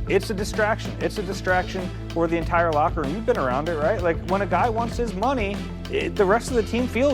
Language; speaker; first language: English; native; English